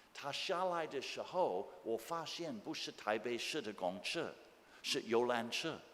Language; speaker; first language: Chinese; non-native, fluent; English